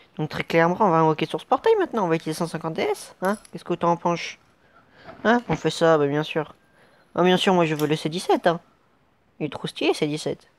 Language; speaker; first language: French; native; French